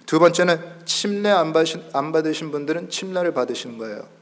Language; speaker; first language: Korean; early bilingual, heritage; Korean